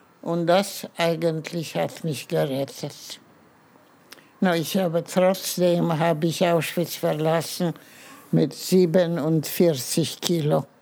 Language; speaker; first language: German; non-native, fluent; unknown